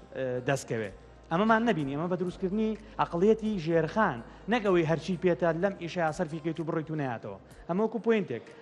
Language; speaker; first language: Central Kurdish; native; Central Kurdish